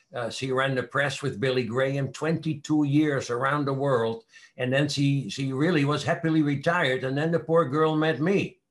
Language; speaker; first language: English; non-native, fluent; Dutch